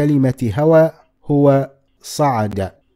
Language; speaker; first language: Arabic; native; Arabic